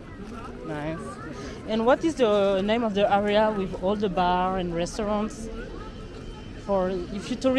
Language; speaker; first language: English; non-native, learner; French